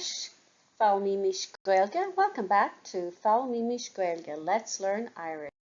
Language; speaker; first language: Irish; non-native, local second language; English